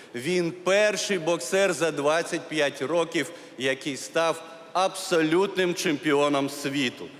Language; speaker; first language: Ukrainian; non-native, local second language; Crimean Tatar